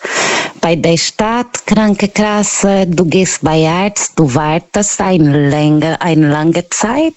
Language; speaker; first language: German; non-native, fluent; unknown